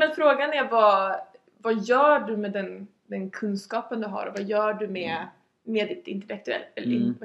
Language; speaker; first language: Swedish; native; Swedish